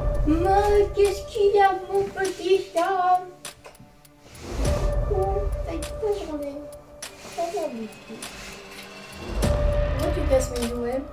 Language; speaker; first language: French; native; French